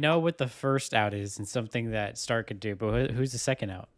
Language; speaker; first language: English; native; English